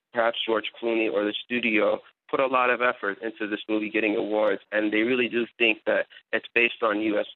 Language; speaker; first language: English; native; English